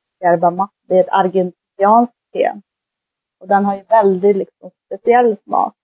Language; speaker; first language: Swedish; early bilingual, other home language; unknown